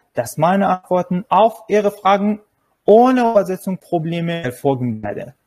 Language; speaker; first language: German; non-native, learner; Persian